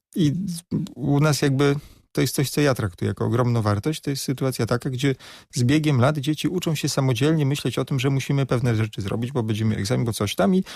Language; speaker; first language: Polish; native; Polish